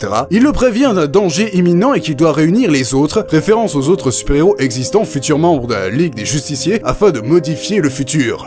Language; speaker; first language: French; native; French